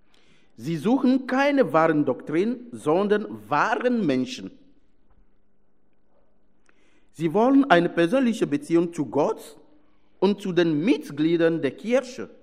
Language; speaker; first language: German; non-native, fluent; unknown